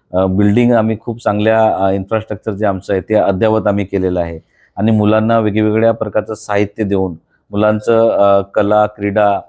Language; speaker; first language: Marathi; non-native, local second language; Bhili